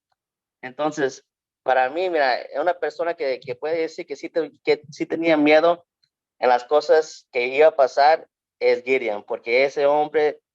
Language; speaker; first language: Spanish; early bilingual, heritage; Spanish